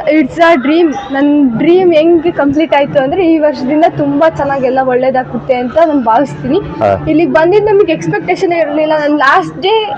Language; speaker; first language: Kannada; native; Kannada